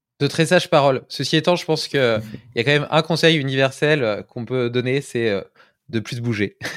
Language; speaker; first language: French; native; French